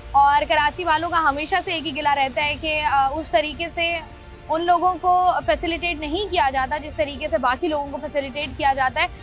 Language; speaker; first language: Urdu; native; Urdu